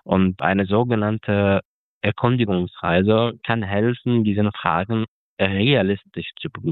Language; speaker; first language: German; non-native, fluent; Arabic